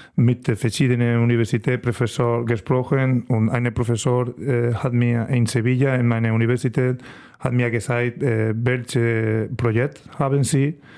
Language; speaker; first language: German; non-native, learner; Spanish